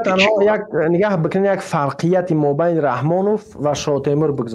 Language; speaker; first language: Persian; native; Persian